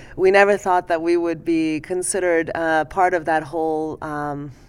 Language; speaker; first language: English; early bilingual, other home language; Persian